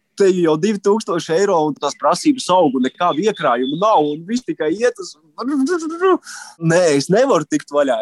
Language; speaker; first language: Latvian; native; Latvian